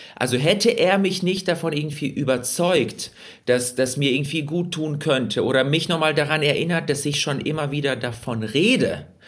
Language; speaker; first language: German; early bilingual, other home language; Russian